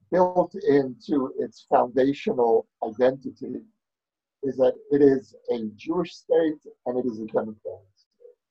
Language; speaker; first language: English; native; English